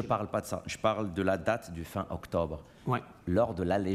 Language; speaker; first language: French; native; French